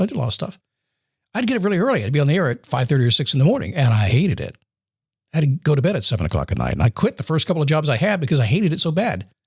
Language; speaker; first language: English; native; English